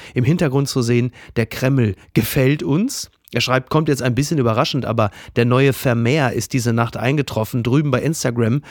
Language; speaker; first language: German; native; German